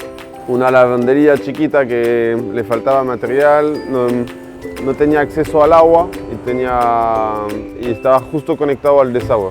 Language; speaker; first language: Spanish; non-native, fluent; French